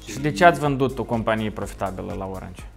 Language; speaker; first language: Romanian; native; Romanian